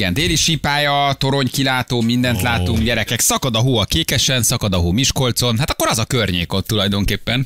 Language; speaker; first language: Hungarian; native; Hungarian